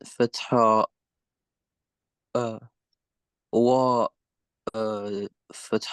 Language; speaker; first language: Arabic; non-native, learner; Estonian